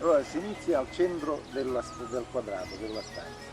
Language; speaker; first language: Italian; native; Italian